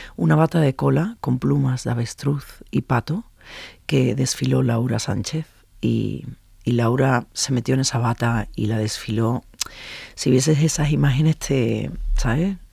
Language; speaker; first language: Spanish; native; Spanish